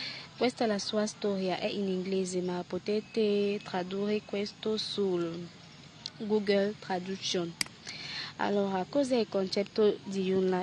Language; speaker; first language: Italian; non-native, learner; French